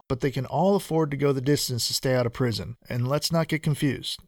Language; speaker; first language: English; early bilingual, other home language; Spanish